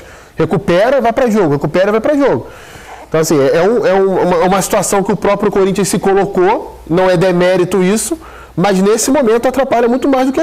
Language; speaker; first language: Portuguese; native; Portuguese